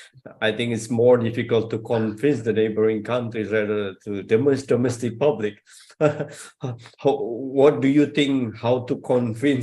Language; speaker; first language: English; non-native, fluent; Indonesian